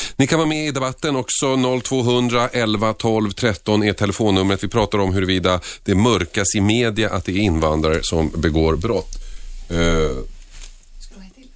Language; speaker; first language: Swedish; early bilingual, other home language; Finnish